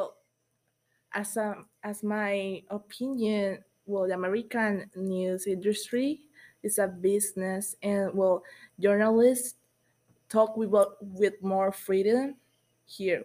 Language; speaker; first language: English; non-native, learner; Spanish